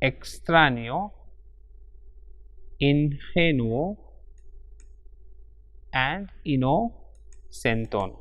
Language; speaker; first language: Spanish; non-native, fluent; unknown